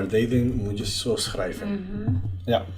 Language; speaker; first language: Dutch; non-native, learner; Spanish